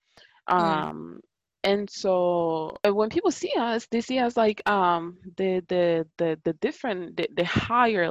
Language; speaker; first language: English; non-native, fluent; Italian